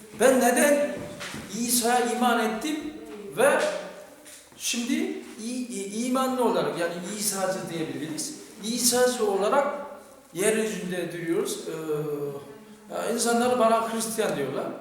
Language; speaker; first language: Turkish; non-native, fluent; Korean